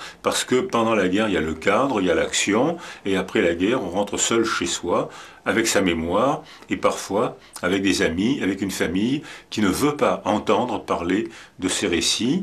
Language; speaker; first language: French; native; French